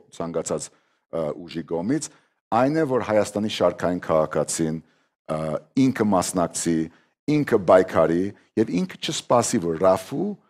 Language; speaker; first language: Armenian; early bilingual, heritage; Armenian